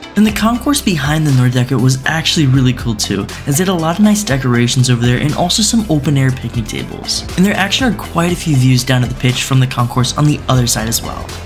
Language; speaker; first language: English; native; English